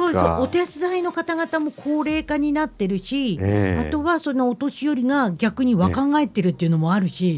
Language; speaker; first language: Japanese; native; Japanese